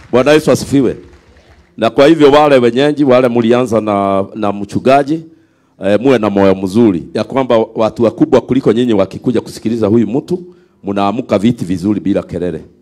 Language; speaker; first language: Swahili; non-native, local second language; Kikuyu